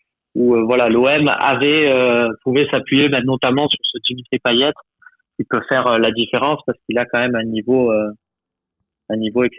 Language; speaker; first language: French; native; French